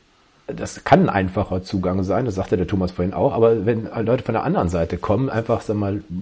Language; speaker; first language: German; native; German